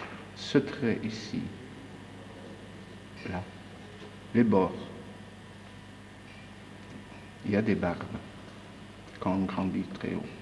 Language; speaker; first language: French; non-native, fluent; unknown